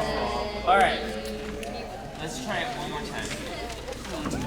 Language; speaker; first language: English; native; English